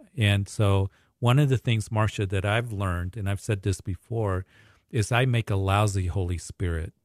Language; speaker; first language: English; native; English